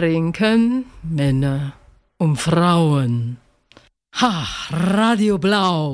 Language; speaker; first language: German; non-native, learner; Chinese